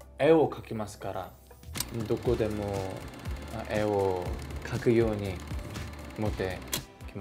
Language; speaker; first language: Japanese; non-native, fluent; Korean